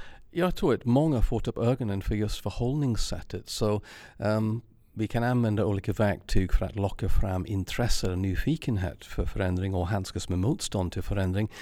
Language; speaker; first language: Swedish; non-native, fluent; English